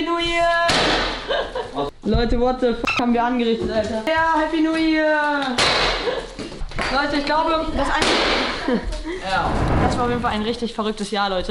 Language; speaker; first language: German; native; German